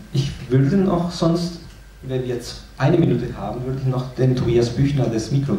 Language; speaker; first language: German; non-native, fluent; Spanish